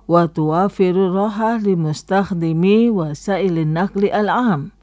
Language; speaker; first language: Arabic; non-native, fluent; Indonesian